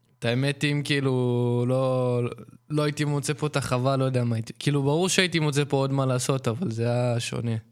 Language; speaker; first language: Hebrew; native; Hebrew